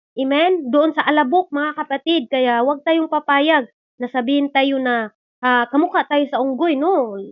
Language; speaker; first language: Filipino; non-native, local second language; Cebuano